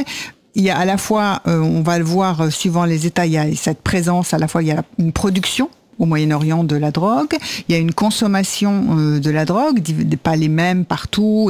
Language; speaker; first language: French; native; French